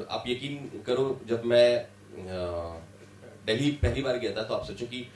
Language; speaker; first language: Hindi; native; Hindi